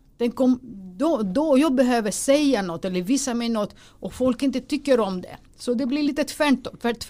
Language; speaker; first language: Swedish; non-native, fluent; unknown